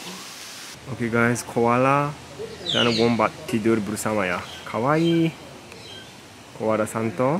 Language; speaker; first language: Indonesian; non-native, fluent; Japanese